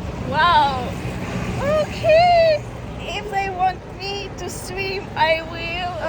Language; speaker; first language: English; non-native, learner; Russian